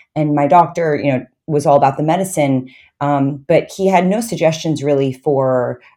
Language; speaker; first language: English; native; English